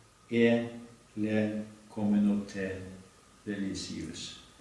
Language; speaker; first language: French; non-native, learner; Norwegian